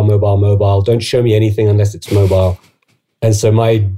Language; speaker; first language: English; native; English